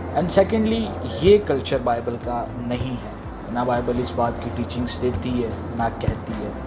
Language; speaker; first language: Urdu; native; Urdu